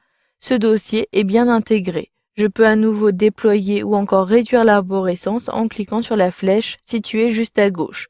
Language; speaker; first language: French; native; French